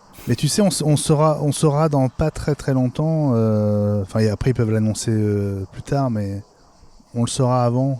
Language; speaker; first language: French; native; French